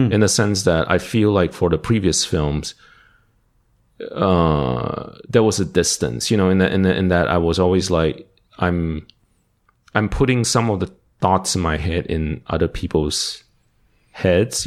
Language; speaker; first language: English; non-native, local second language; Cantonese